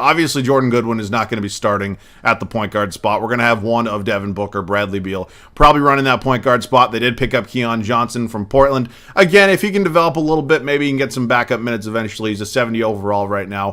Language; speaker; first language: English; native; English